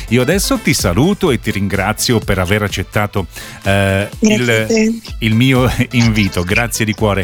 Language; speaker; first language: Italian; native; Italian